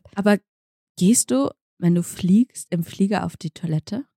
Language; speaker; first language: German; early bilingual, other home language; Kazakh